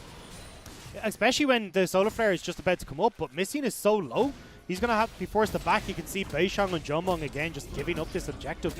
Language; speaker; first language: English; native; English